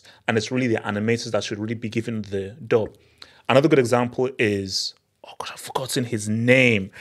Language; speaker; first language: English; native; English